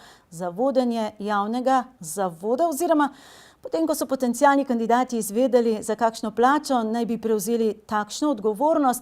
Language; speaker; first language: Slovenian; native; Slovenian